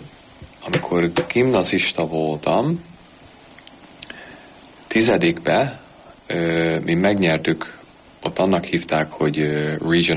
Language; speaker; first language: Hungarian; early bilingual, heritage; Hungarian